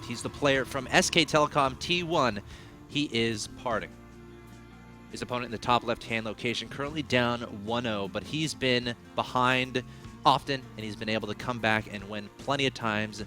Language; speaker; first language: English; native; English